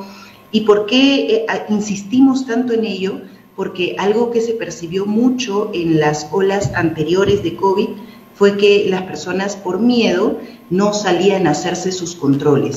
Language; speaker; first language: Spanish; native; Spanish